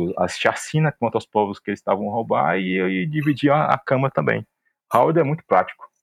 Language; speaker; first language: Portuguese; native; Portuguese